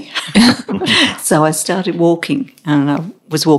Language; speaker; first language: English; native; English